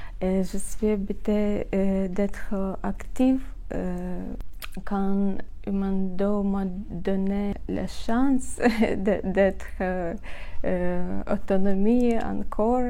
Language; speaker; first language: French; non-native, learner; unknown